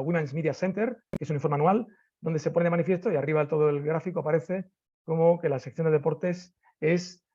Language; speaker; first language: Spanish; native; Spanish